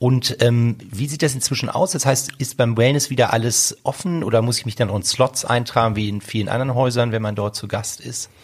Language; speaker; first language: German; native; German